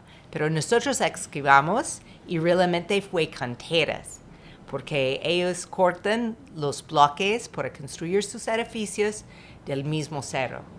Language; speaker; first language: Spanish; non-native, fluent; English